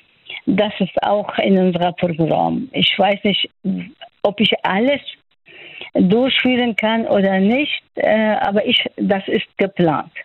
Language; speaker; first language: German; non-native, fluent; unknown